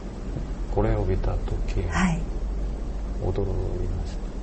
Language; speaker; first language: Japanese; non-native, learner; Korean